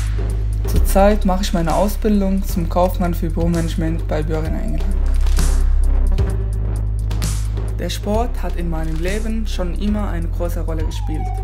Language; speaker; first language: German; non-native, fluent; Arabic